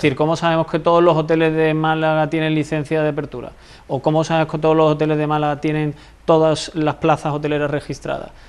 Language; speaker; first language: Spanish; native; Spanish